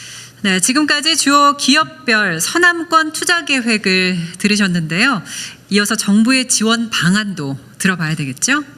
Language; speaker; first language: Korean; native; Korean